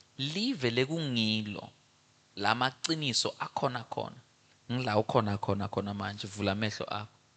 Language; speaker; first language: Zulu; non-native, local second language; Swati